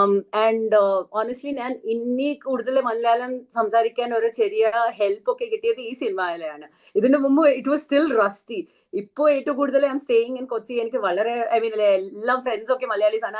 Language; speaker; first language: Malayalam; non-native, learner; Telugu